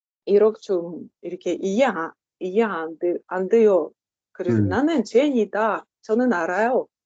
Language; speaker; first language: Korean; non-native, learner; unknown